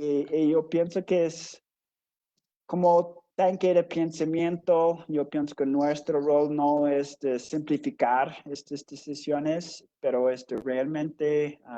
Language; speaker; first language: Spanish; non-native, fluent; English